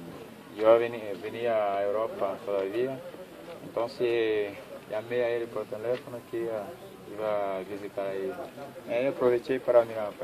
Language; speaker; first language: Spanish; non-native, learner; Portuguese